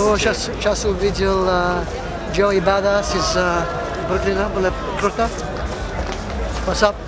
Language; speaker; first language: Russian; early bilingual, heritage; Russian